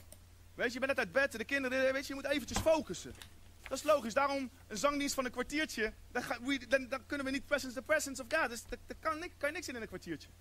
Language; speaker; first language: Dutch; native; Dutch